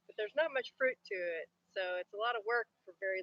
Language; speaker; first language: English; native; English